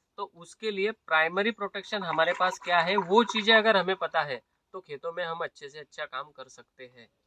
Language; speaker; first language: Hindi; non-native, local second language; Marathi